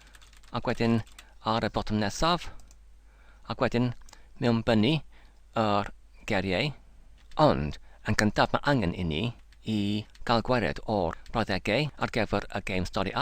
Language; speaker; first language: Welsh; non-native, learner; English